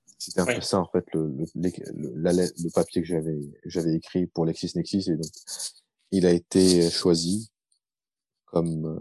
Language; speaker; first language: French; early bilingual, other home language; Arabic